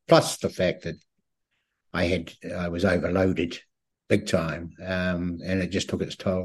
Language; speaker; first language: English; native; English